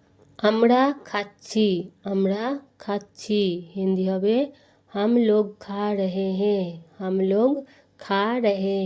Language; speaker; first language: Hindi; non-native, fluent; Bangla